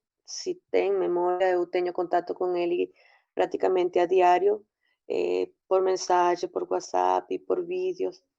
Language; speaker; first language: Portuguese; non-native, fluent; Spanish